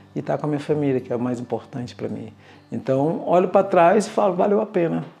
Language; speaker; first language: Portuguese; native; Portuguese